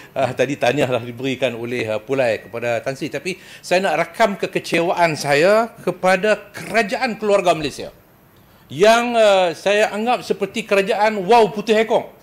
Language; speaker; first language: Malay; native; Malay